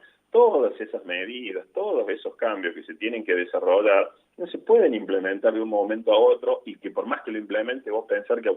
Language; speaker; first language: Spanish; native; Spanish